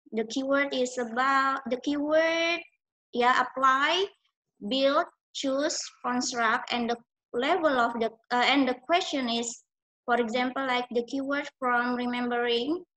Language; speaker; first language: English; non-native, fluent; Indonesian